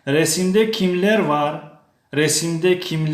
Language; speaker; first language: Turkish; non-native, fluent; Tajik